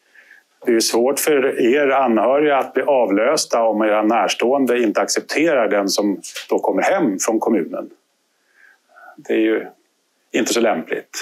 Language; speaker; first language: Swedish; native; Swedish